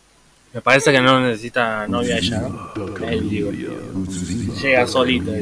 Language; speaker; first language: Spanish; native; Spanish